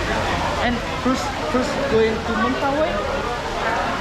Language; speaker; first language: English; non-native, learner; Indonesian